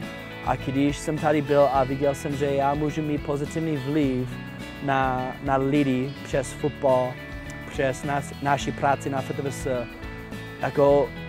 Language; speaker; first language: Czech; non-native, fluent; English